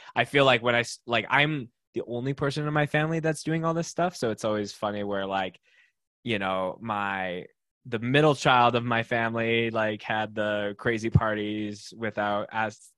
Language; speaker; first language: English; native; English